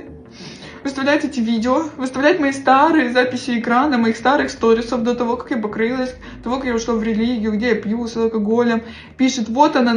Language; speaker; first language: Russian; native; Russian